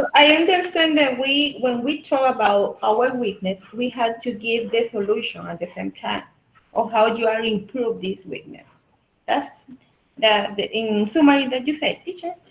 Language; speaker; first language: English; non-native, learner; Spanish